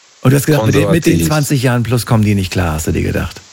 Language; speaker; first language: German; native; German